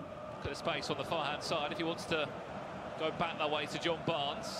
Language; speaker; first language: English; native; English